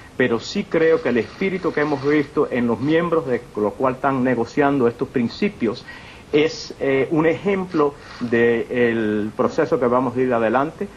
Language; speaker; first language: Spanish; early bilingual, heritage; Spanish